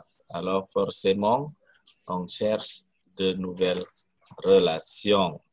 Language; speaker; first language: French; non-native, fluent; Indonesian